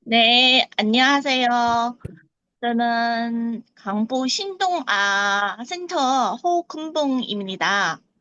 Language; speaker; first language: Korean; non-native, learner; Chinese